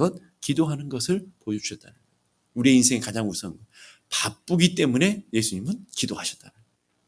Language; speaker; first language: Korean; native; Korean